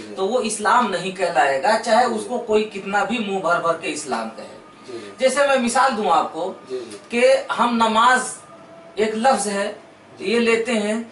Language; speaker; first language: Urdu; native; Urdu